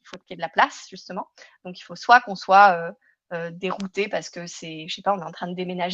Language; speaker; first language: French; native; French